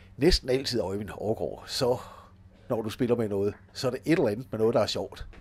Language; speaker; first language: Danish; native; Danish